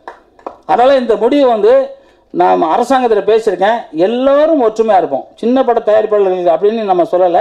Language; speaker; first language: Tamil; native; Tamil